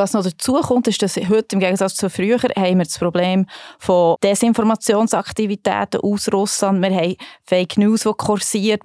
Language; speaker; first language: German; native; German